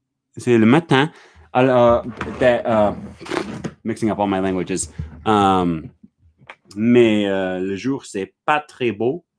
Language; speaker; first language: French; non-native, learner; English